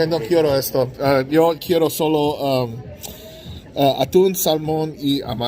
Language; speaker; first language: Spanish; non-native, learner; English